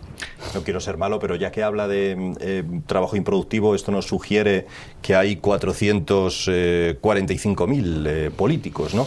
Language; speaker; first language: Spanish; native; Spanish